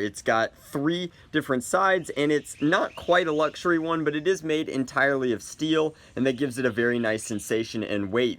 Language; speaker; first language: English; native; English